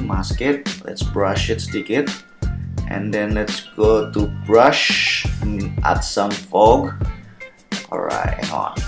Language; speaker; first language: English; non-native, fluent; Indonesian